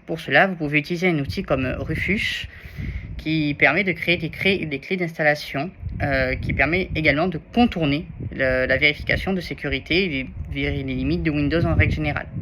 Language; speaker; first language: French; native; French